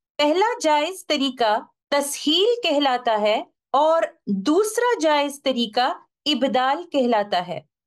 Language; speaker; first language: Urdu; native; Urdu